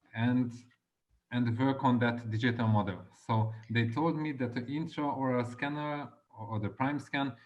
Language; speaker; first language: English; non-native, fluent; Hungarian